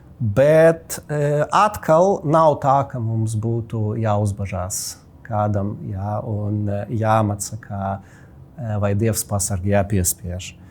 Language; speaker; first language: Latvian; non-native, local second language; Russian